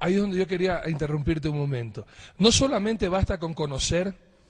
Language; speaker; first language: Spanish; native; Spanish